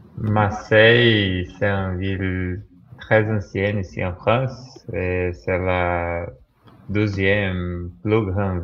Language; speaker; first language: French; non-native, fluent; Portuguese